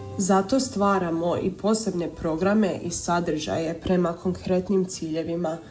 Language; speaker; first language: Croatian; early bilingual, heritage; Croatian